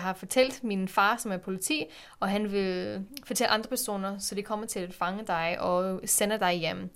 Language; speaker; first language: Danish; non-native, fluent; English